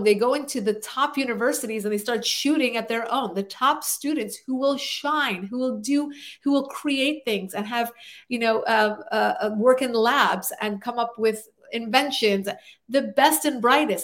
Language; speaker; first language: English; native; English